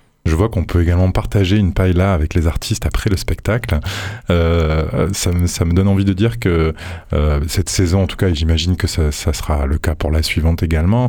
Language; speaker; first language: French; native; French